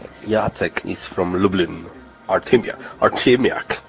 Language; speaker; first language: English; non-native, learner; Polish